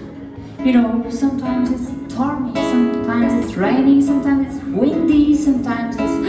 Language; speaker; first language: English; non-native, fluent; French